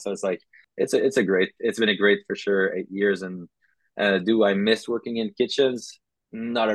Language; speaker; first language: English; non-native, fluent; French